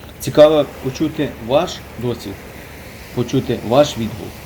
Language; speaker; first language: Ukrainian; native; Ukrainian